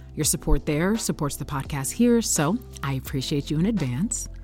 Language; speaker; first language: English; native; English